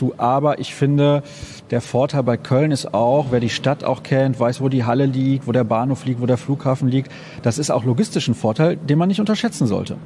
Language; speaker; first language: German; native; German